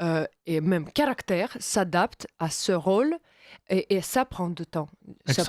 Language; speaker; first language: French; non-native, fluent; Russian